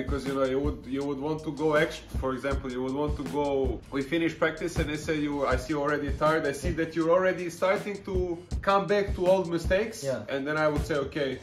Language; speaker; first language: English; non-native, fluent; Serbian